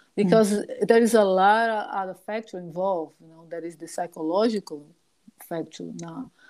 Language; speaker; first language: English; non-native, fluent; Portuguese